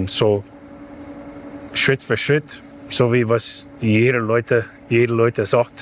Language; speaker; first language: German; non-native, learner; English